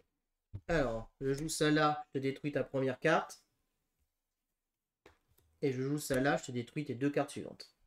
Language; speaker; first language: French; native; French